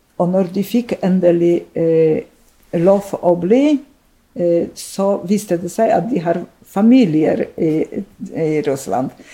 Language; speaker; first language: Norwegian; non-native, fluent; Polish